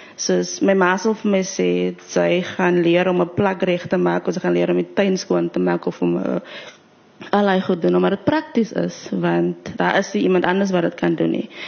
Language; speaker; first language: Afrikaans; native; Afrikaans